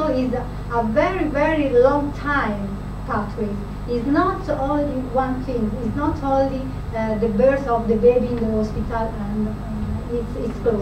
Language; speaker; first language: English; non-native, fluent; Italian